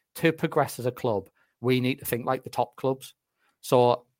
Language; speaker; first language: English; native; English